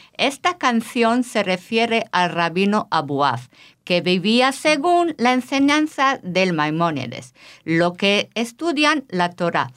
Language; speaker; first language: Spanish; native; Spanish